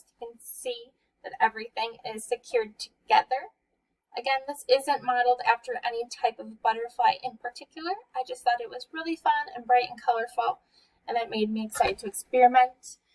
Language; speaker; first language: English; native; English